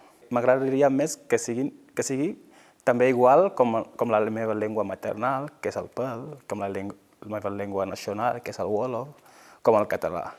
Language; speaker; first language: Catalan; non-native, fluent; Fula